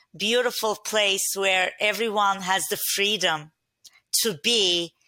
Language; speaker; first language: English; non-native, fluent; Turkish